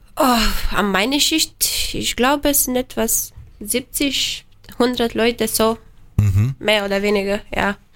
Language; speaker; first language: German; non-native, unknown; Romanian